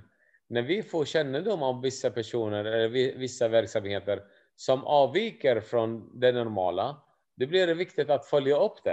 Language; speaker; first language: Swedish; non-native, fluent; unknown